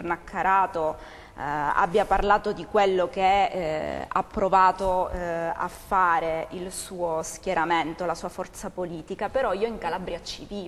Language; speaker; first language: Italian; native; Italian